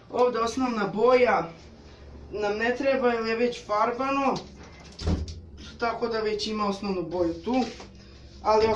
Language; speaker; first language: Serbian; native; Serbian